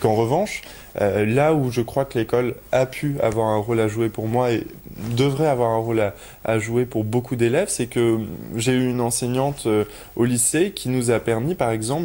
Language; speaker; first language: French; native; French